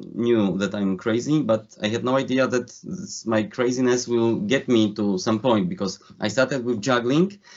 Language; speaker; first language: English; non-native, fluent; Polish